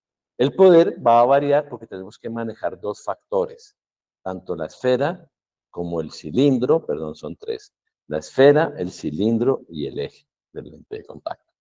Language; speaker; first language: Spanish; native; Spanish